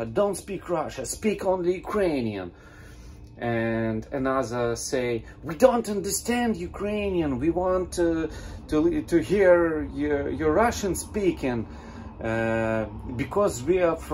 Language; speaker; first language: English; non-native, learner; Russian